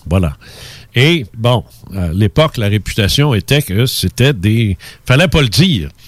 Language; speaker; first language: French; early bilingual, other home language; Spanish